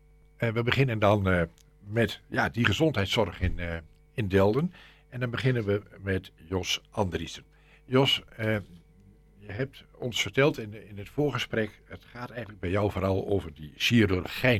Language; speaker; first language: Dutch; native; Dutch